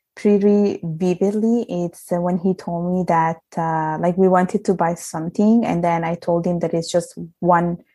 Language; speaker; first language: English; non-native, fluent; Italian